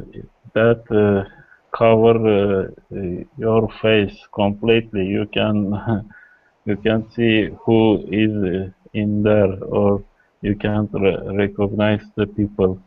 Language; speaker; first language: English; non-native, learner; Kurdish